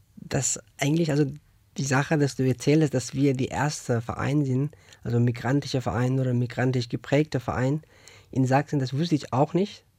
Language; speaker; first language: German; non-native, fluent; Persian